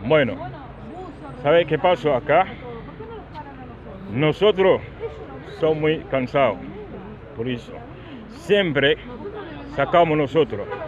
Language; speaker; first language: Spanish; non-native, learner; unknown